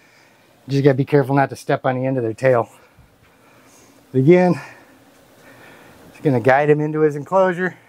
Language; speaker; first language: English; native; English